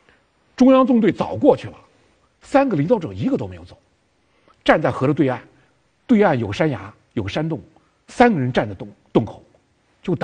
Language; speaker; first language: Chinese; native; Chinese